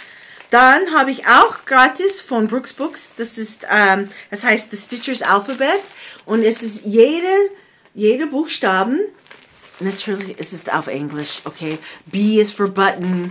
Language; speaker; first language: German; non-native, fluent; English